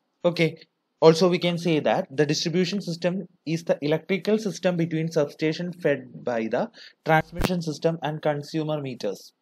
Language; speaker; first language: English; non-native, local second language; Malayalam